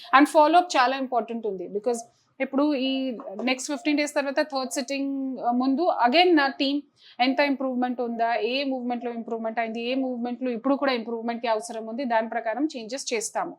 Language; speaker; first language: Telugu; non-native, fluent; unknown